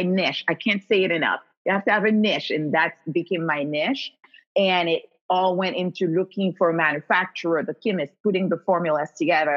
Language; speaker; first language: English; non-native, fluent; Haitian Creole